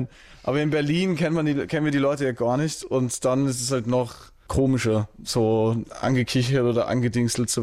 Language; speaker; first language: German; native; German